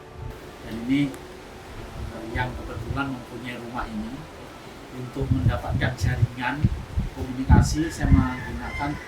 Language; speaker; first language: Indonesian; native; Indonesian